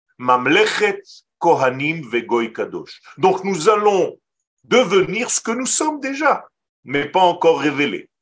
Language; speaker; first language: French; non-native, fluent; Hebrew